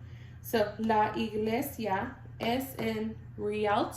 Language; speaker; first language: Spanish; non-native, learner; English